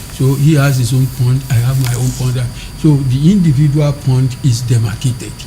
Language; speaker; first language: English; non-native, local second language; Yoruba